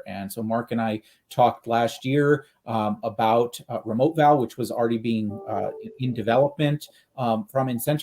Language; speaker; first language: English; native; English